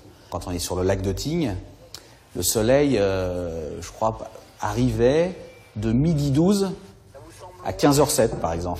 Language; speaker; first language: French; native; French